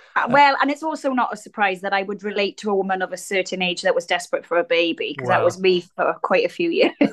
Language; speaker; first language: English; native; English